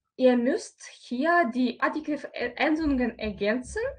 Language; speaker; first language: German; non-native, fluent; Russian